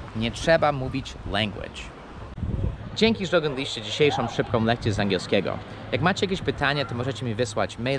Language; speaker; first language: Polish; non-native, fluent; English